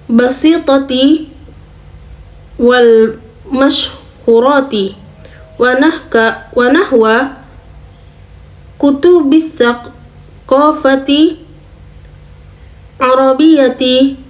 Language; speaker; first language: Arabic; non-native, learner; Indonesian